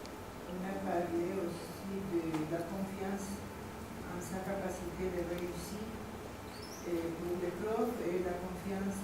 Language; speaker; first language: French; non-native, fluent; Spanish